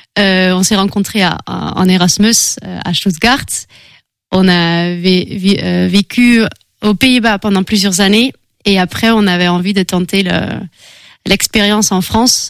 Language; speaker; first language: French; non-native, fluent; Dutch